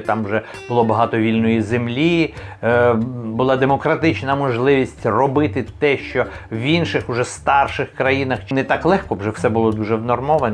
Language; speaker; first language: Ukrainian; native; Ukrainian